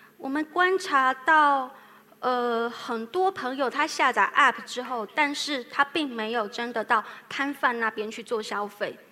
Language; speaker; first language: Chinese; native; Chinese